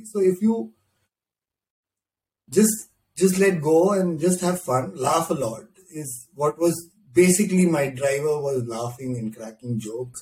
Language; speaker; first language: English; non-native, local second language; Hindi